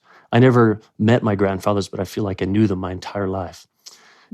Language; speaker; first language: English; native; English